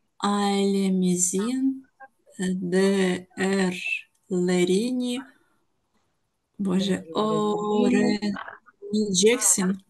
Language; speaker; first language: Turkish; non-native, learner; Ukrainian